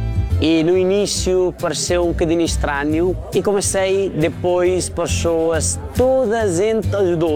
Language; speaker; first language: Portuguese; non-native, fluent; Nepali